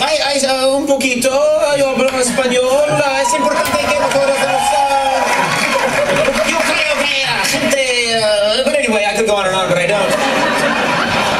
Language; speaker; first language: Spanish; non-native, learner; English